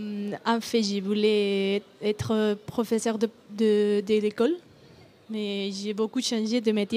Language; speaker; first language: French; non-native, learner; Spanish